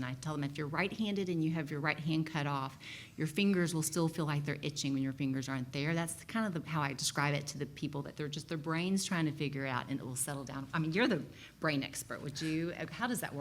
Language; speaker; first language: English; native; English